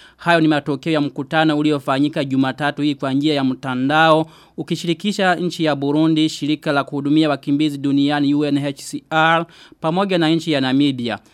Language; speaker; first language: Swahili; non-native, local second language; Rundi